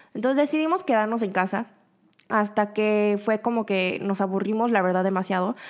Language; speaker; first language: Spanish; early bilingual, other home language; Korean